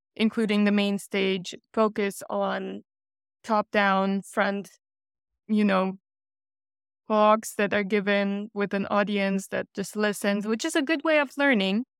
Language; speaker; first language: English; non-native, fluent; Russian